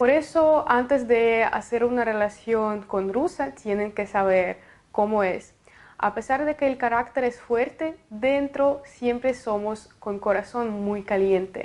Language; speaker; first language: Spanish; non-native, fluent; Russian